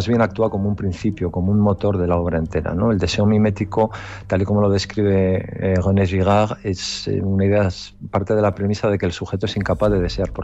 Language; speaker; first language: Spanish; native; Spanish